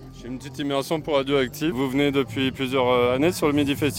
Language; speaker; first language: French; native; French